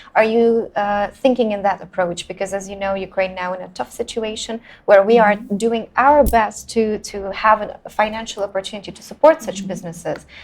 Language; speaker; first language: English; non-native, fluent; Russian